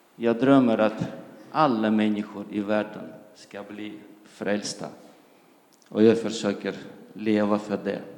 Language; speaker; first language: Swedish; non-native, fluent; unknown